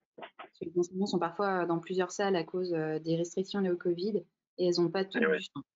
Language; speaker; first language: French; native; French